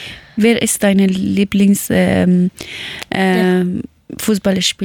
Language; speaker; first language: German; non-native, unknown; Persian